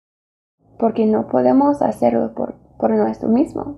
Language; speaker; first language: Spanish; non-native, fluent; English